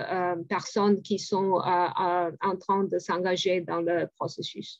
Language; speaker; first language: French; non-native, fluent; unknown